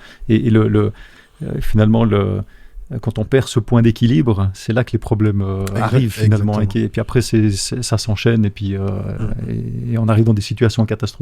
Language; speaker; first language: French; native; French